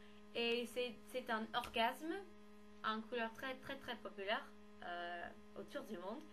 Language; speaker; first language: French; non-native, learner; English